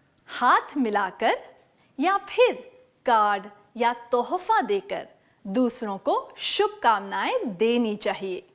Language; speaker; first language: Hindi; native; Hindi